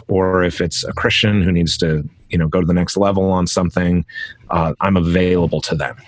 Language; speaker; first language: English; native; English